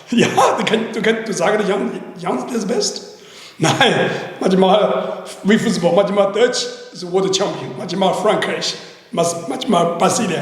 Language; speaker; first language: German; non-native, learner; Chinese